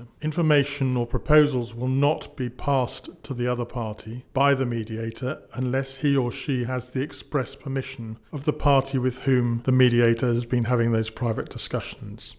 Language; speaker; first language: English; native; English